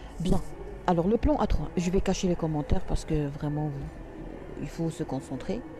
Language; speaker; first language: French; non-native, local second language; Arabic